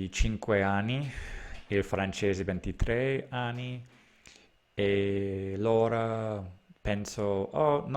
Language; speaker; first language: Italian; non-native, learner; English